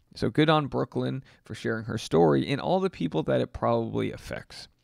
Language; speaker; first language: English; native; English